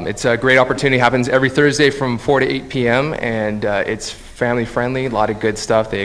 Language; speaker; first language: English; native; English